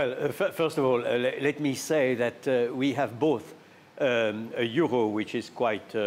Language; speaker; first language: English; non-native, fluent; French